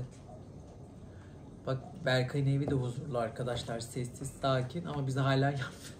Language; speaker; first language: Turkish; native; Turkish